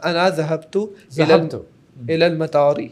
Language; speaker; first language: Arabic; non-native, learner; Urdu